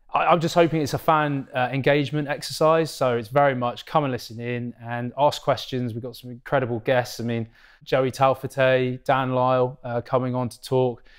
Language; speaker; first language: English; native; English